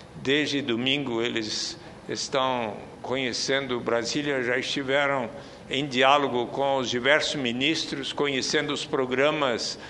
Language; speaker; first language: Portuguese; native; Portuguese